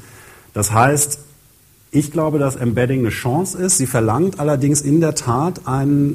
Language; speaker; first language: German; native; German